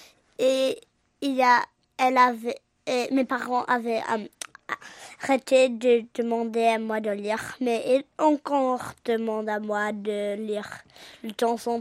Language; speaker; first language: French; early bilingual, heritage; English